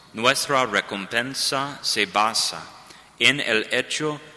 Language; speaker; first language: Spanish; non-native, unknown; English